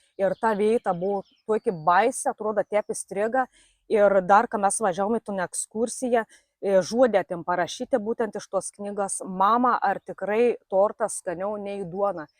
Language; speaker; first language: Lithuanian; native; Lithuanian